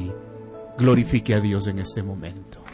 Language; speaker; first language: Spanish; native; Spanish